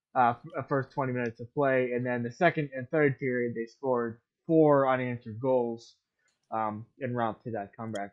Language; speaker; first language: English; native; English